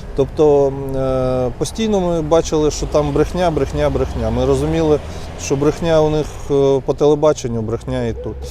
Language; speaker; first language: Ukrainian; native; Ukrainian